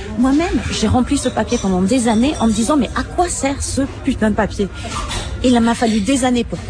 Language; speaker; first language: French; native; French